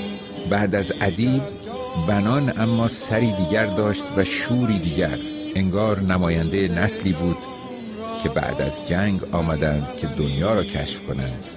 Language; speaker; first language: Persian; native; Persian